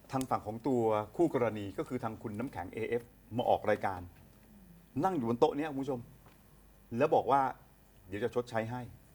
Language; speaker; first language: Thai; native; Thai